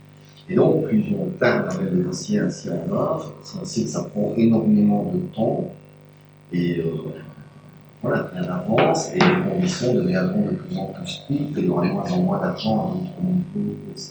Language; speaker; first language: French; native; French